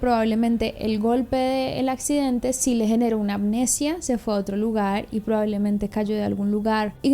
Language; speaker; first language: Spanish; native; Spanish